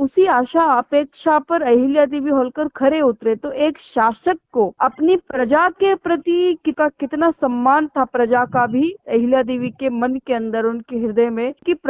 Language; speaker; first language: Hindi; native; Hindi